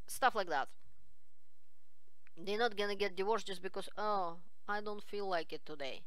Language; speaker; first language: English; non-native, fluent; Russian